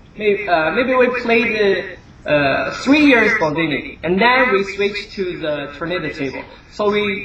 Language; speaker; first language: English; non-native, learner; Chinese